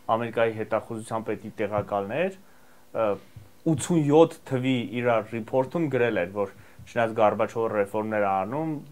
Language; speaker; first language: Armenian; native; Armenian